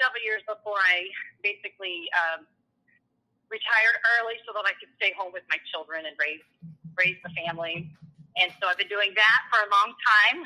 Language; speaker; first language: English; native; English